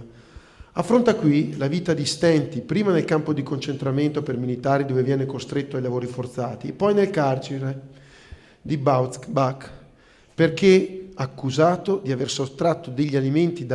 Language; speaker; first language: Italian; native; Italian